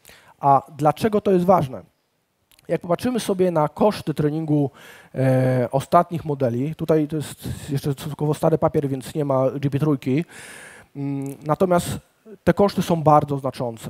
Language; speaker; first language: Polish; native; Polish